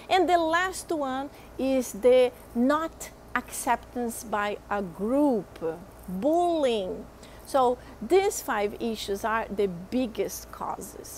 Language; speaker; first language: English; non-native, fluent; Portuguese